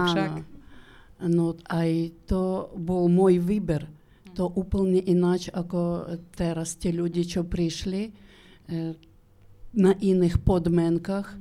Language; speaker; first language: Slovak; non-native, learner; Ukrainian